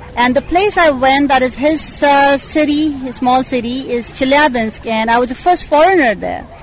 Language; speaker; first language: English; non-native, local second language; Hindi